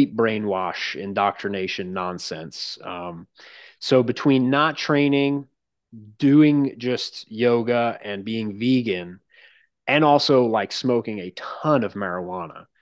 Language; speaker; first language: English; native; English